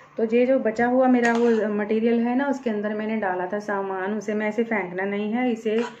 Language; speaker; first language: Hindi; non-native, local second language; Punjabi